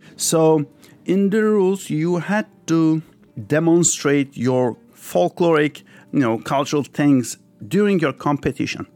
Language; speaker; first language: English; early bilingual, other home language; Turkish